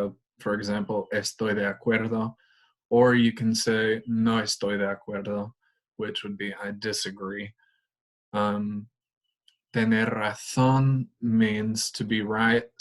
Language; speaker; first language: Spanish; non-native, fluent; English